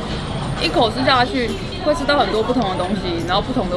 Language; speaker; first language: Chinese; native; Chinese